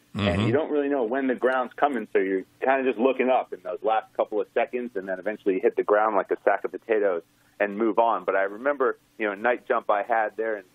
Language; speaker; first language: English; native; English